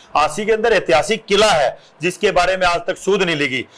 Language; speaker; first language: Hindi; native; Hindi